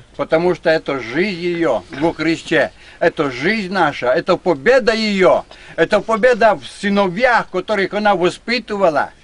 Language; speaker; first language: Russian; non-native, local second language; Ukrainian